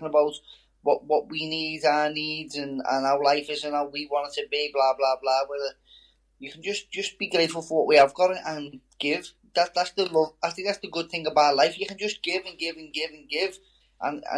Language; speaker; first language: English; native; English